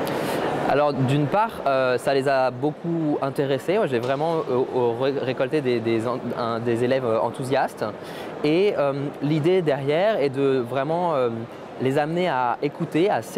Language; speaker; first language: French; native; French